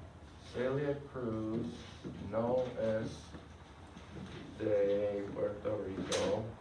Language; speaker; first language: Spanish; non-native, fluent; English